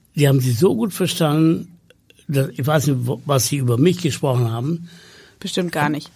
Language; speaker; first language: German; non-native, fluent; Tamil